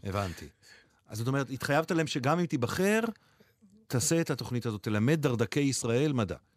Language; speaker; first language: Hebrew; native; Hebrew